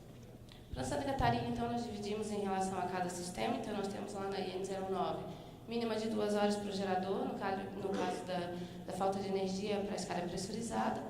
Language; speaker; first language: Portuguese; native; Portuguese